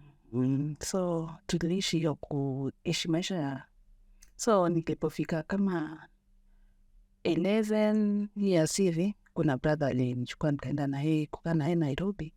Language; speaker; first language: Swahili; native; Swahili